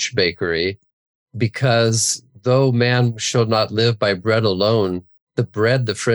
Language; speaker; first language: English; native; English